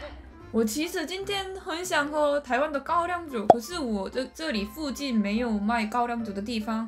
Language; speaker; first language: Chinese; non-native, fluent; Korean